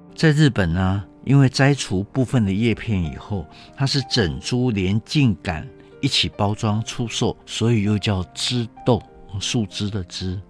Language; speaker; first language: Chinese; native; Chinese